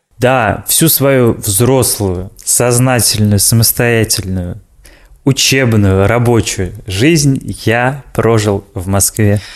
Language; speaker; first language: Russian; native; Russian